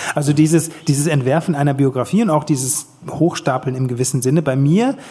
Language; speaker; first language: German; native; German